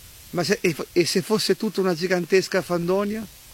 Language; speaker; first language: Italian; native; Italian